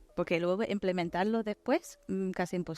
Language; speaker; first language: Spanish; non-native, fluent; English